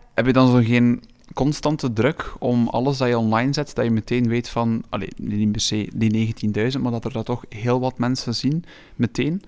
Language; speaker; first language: Dutch; native; Dutch